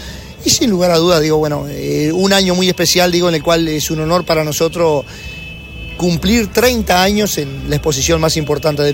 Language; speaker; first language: Spanish; native; Spanish